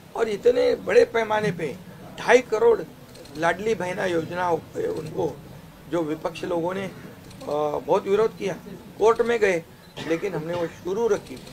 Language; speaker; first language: Hindi; non-native, local second language; Marathi